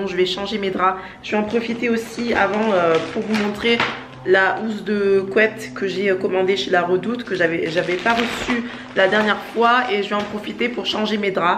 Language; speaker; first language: French; native; French